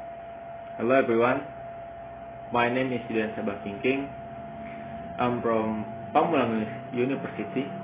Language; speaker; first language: English; non-native, learner; Indonesian